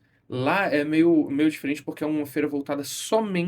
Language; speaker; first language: Portuguese; native; Portuguese